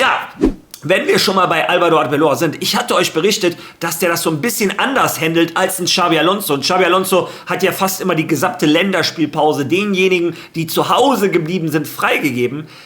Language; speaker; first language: German; early bilingual, other home language; Spanish